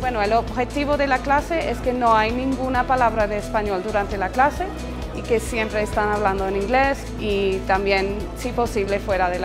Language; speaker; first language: Spanish; non-native, fluent; English